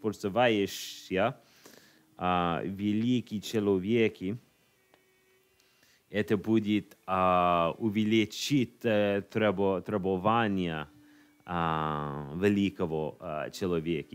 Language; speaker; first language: Russian; non-native, learner; English